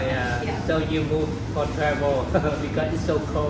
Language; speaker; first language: English; non-native, learner; Vietnamese